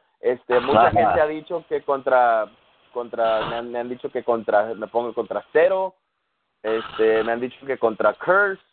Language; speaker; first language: Spanish; early bilingual, heritage; Spanish